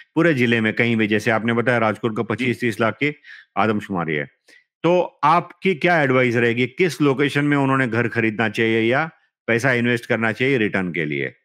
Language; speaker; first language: Hindi; non-native, local second language; Marathi